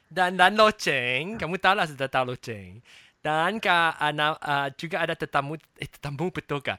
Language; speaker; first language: Malay; non-native, local second language; Chinese